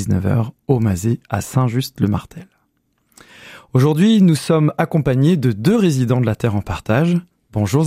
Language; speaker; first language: French; native; French